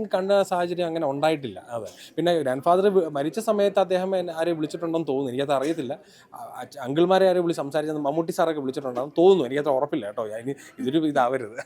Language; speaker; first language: Malayalam; native; Malayalam